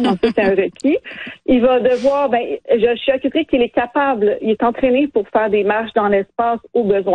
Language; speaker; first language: French; native; French